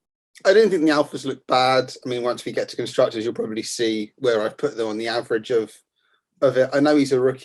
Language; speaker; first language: English; native; English